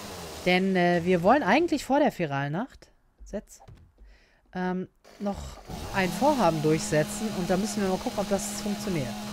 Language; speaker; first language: German; native; German